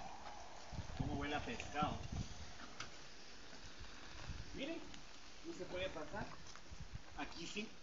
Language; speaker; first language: Spanish; native; Spanish